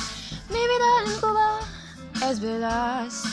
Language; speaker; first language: Spanish; non-native, learner; French